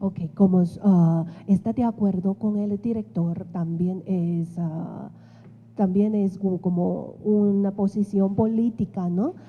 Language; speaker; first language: Spanish; non-native, fluent; Chinese